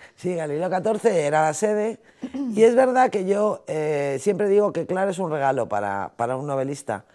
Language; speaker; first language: Spanish; native; Spanish